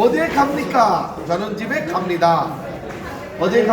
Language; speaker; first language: Korean; non-native, fluent; Bangla